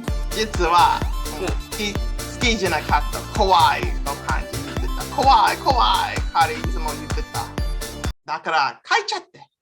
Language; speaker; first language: Japanese; non-native, learner; English